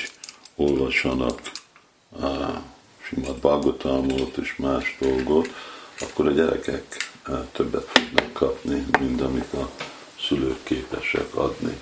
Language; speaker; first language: Hungarian; non-native, fluent; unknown